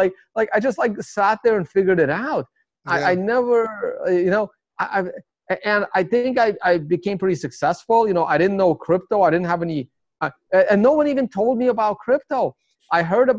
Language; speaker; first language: English; early bilingual, other home language; Russian